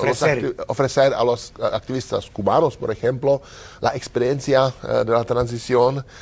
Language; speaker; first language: Spanish; non-native, learner; Czech